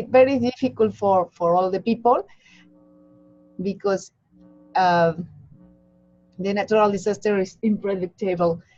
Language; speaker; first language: English; non-native, learner; Spanish